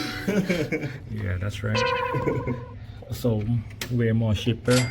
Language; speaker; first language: English; non-native, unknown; Thai